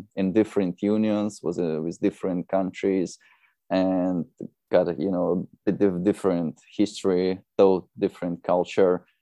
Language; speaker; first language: English; non-native, fluent; Russian